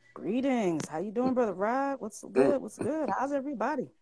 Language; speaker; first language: English; native; English